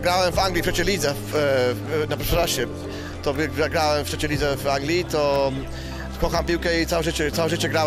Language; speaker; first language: Polish; early bilingual, heritage; English